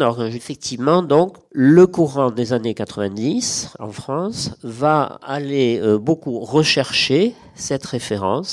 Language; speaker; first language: French; native; French